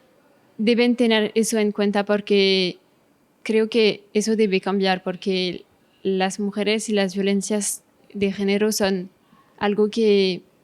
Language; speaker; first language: Spanish; non-native, fluent; French